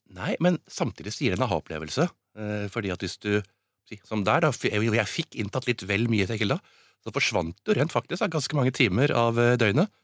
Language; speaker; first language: Norwegian; native; Norwegian